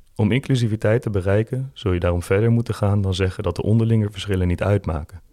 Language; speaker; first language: Dutch; native; Dutch